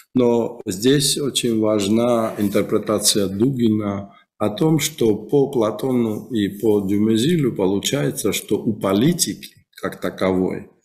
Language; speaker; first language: Russian; non-native, local second language; Georgian